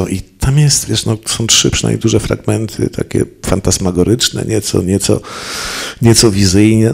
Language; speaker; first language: Polish; native; Polish